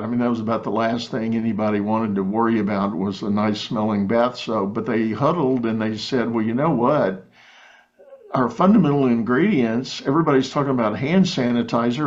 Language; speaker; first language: English; native; English